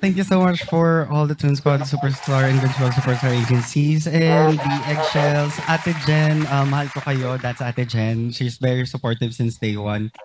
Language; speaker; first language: English; non-native, local second language; Filipino